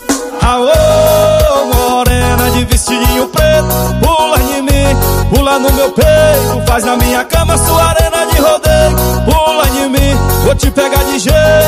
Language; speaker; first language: Portuguese; native; Portuguese